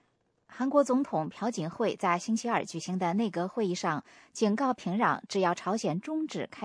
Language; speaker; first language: Chinese; native; Chinese